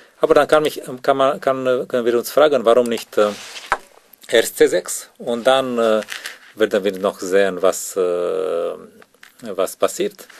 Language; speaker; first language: German; non-native, learner; Romanian